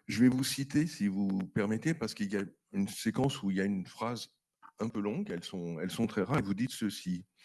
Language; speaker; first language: French; native; French